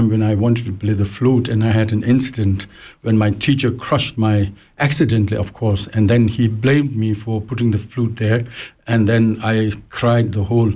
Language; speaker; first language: English; non-native, local second language; Tibetan